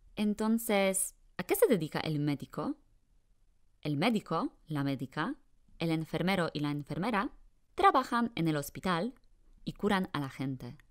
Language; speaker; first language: Spanish; non-native, fluent; Polish